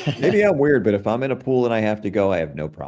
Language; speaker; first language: English; native; English